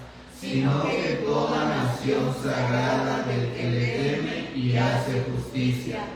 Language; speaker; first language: Spanish; native; Spanish